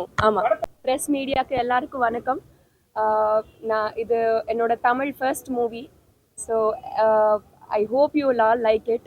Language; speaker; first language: Tamil; non-native, fluent; Telugu